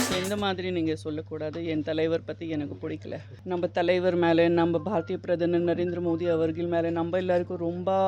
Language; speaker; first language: Tamil; non-native, fluent; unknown